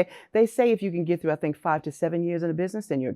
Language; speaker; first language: English; native; English